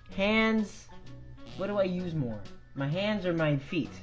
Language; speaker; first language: English; native; English